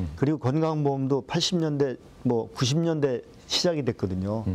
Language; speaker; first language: Korean; native; Korean